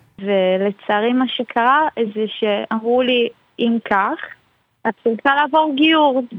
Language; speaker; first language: Hebrew; early bilingual, other home language; Russian